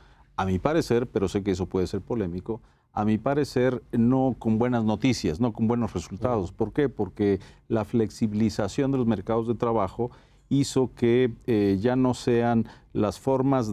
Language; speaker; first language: Spanish; native; Spanish